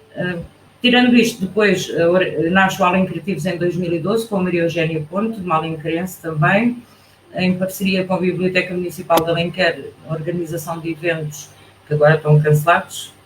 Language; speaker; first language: Portuguese; native; Portuguese